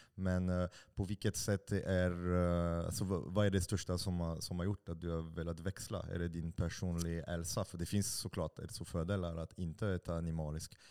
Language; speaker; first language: Swedish; non-native, fluent; French